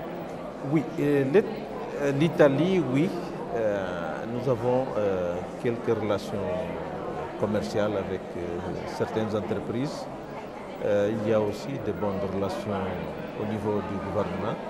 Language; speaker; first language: French; non-native, fluent; Portuguese